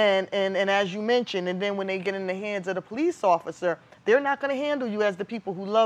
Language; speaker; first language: English; native; English